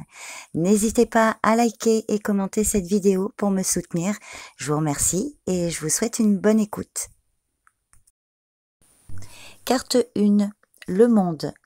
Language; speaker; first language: French; native; French